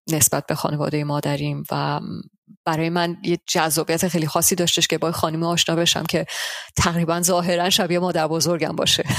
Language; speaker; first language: Persian; early bilingual, heritage; Persian